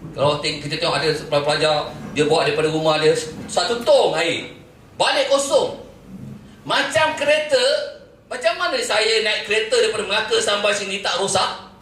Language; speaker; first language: Malay; native; Malay